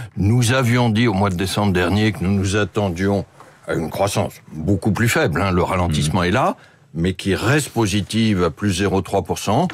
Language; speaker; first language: French; native; French